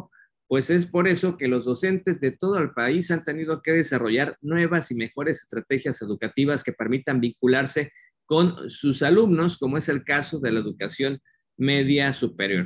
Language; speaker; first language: Spanish; native; Spanish